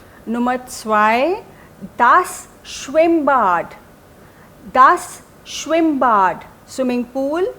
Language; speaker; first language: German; non-native, fluent; Hindi